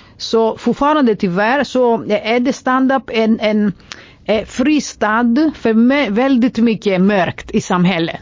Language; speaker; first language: Swedish; non-native, fluent; Greek